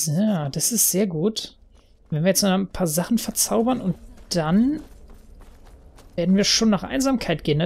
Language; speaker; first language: German; native; German